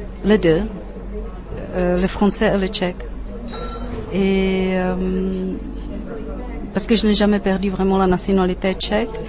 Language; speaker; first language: French; non-native, fluent; Czech